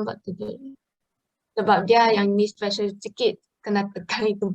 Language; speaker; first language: Malay; native; Malay